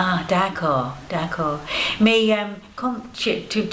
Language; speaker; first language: French; non-native, learner; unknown